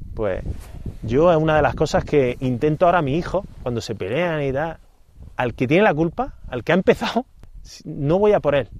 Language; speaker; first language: Spanish; native; Spanish